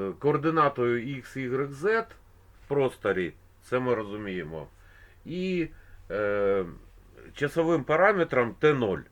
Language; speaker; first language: Ukrainian; non-native, local second language; Russian